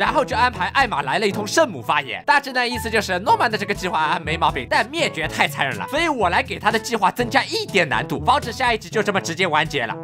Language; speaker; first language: Chinese; native; Chinese